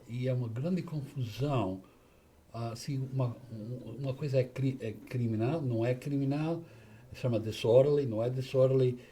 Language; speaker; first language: Portuguese; non-native, fluent; English